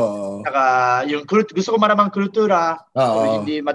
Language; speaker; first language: Filipino; non-native, learner; Japanese